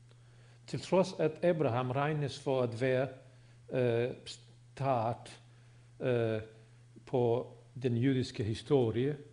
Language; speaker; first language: Swedish; non-native, fluent; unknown